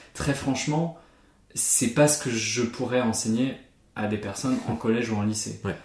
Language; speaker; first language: French; non-native, fluent; German